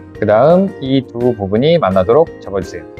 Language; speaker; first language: Korean; native; Korean